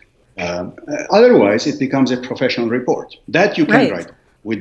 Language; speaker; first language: English; non-native, fluent; Arabic